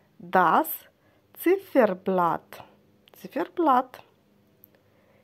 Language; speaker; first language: German; non-native, fluent; Russian